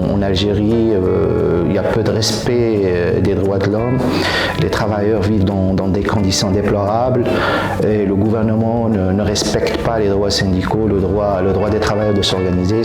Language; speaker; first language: French; non-native, local second language; Arabic